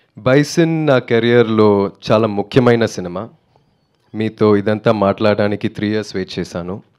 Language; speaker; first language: Telugu; non-native, fluent; Tamil